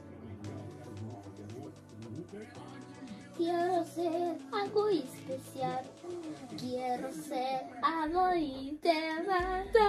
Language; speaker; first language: Spanish; early bilingual, heritage; Spanish